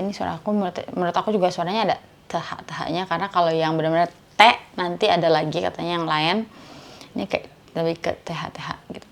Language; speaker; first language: Indonesian; native; Indonesian